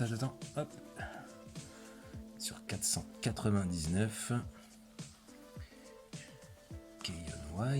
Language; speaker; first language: French; native; French